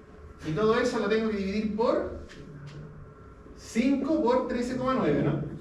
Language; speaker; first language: Spanish; native; Spanish